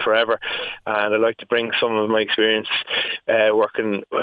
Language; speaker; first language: English; native; English